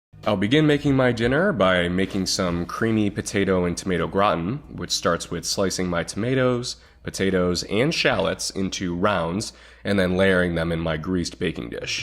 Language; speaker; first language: English; native; English